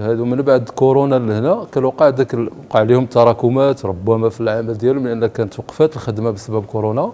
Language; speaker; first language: Arabic; native; Arabic